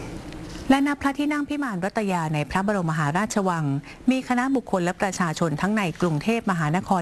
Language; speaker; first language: Thai; native; Thai